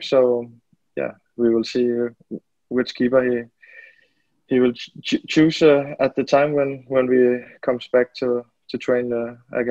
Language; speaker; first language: English; non-native, fluent; Danish